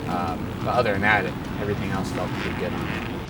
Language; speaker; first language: English; native; English